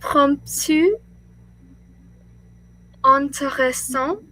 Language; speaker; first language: French; non-native, learner; English